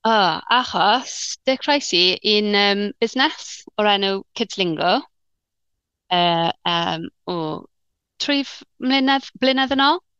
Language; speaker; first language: Welsh; non-native, learner; English